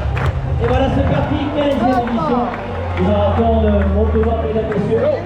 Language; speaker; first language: French; native; French